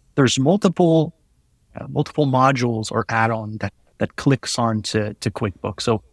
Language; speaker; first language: English; non-native, fluent; French